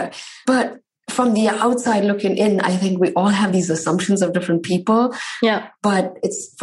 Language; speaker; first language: English; native; English